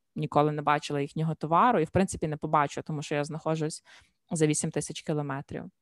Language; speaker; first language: Ukrainian; native; Ukrainian